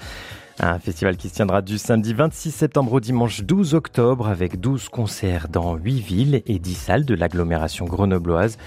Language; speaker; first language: French; native; French